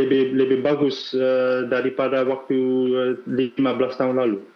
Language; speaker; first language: Indonesian; non-native, fluent; Dutch